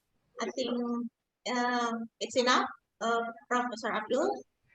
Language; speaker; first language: English; non-native, fluent; Indonesian